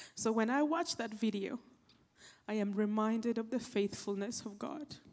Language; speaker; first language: English; non-native, local second language; Acoli